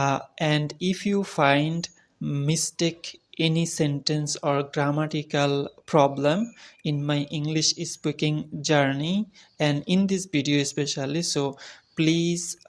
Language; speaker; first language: English; non-native, learner; Bangla